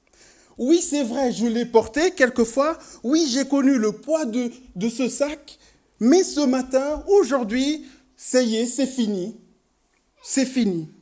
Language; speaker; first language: French; native; French